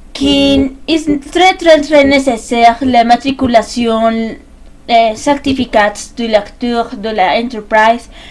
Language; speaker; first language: French; non-native, learner; Spanish